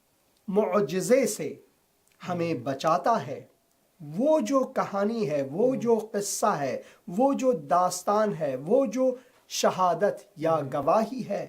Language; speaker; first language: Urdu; non-native, fluent; Persian